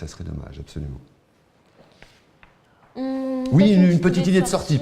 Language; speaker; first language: French; native; French